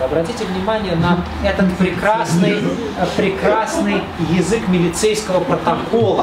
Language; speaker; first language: Russian; native; Russian